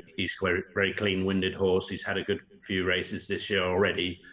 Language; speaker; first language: English; native; English